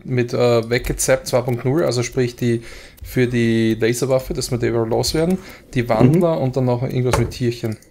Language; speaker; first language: German; native; German